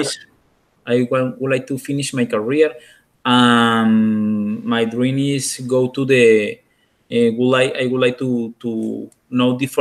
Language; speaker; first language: English; non-native, learner; Spanish